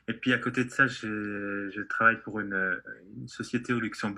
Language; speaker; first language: French; native; French